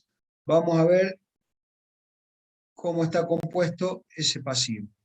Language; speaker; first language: Spanish; native; Spanish